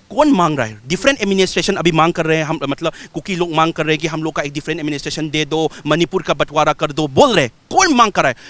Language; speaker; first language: Hindi; non-native, local second language; Manipuri